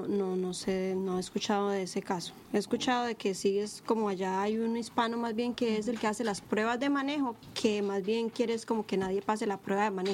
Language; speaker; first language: Spanish; native; Spanish